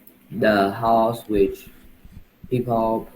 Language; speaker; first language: English; non-native, learner; Chinese